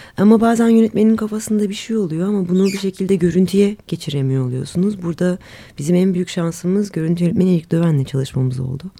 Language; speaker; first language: Turkish; native; Turkish